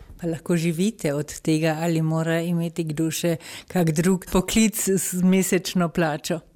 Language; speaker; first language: Slovenian; early bilingual, heritage; Slovenian